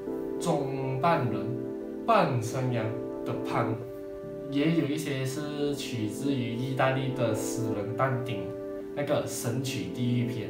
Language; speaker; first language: Chinese; native; Chinese